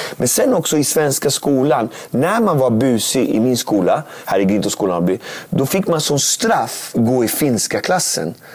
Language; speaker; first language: Swedish; native; Swedish